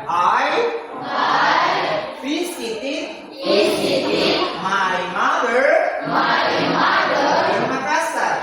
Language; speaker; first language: English; non-native, learner; Indonesian